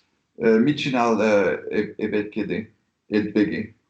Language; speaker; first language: Hungarian; non-native, learner; French